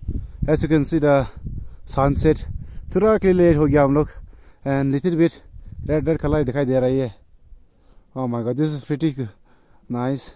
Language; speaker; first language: Hindi; non-native, local second language; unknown